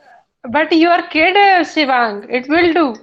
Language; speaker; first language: English; non-native, learner; Hindi